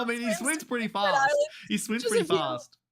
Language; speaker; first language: English; native; English